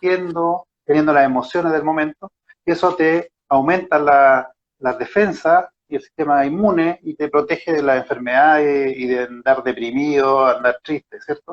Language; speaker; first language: Spanish; native; Spanish